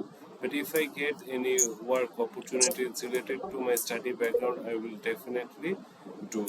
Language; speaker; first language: English; non-native, fluent; Bangla